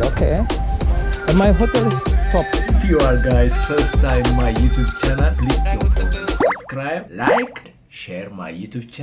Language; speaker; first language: English; non-native, learner; Amharic